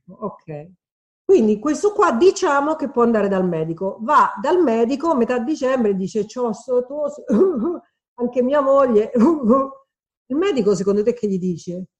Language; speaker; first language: Italian; native; Italian